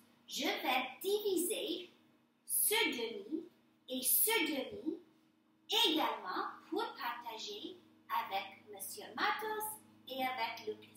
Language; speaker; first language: French; non-native, fluent; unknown